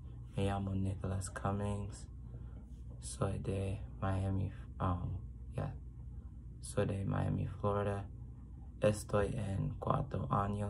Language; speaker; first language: Spanish; non-native, learner; English